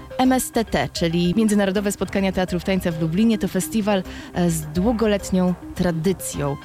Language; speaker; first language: Polish; native; Polish